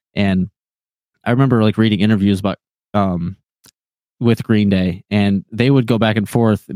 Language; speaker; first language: English; native; English